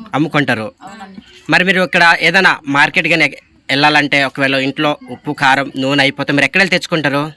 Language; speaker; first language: Telugu; non-native, local second language; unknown